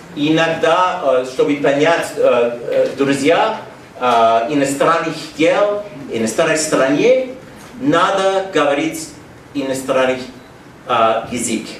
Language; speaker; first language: Russian; non-native, learner; English